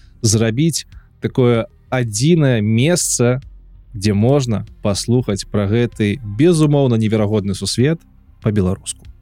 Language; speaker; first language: Belarusian; non-native, local second language; Russian